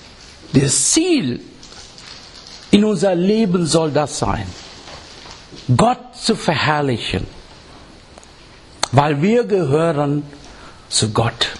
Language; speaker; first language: German; non-native, learner; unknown